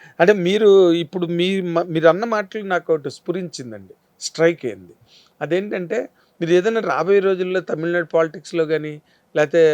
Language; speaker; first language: Telugu; native; Telugu